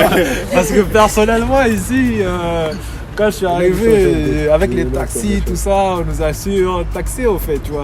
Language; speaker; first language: French; non-native, local second language; Bambara